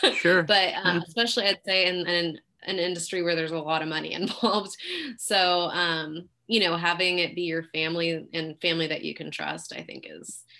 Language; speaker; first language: English; native; English